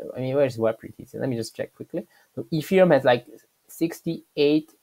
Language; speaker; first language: English; non-native, fluent; German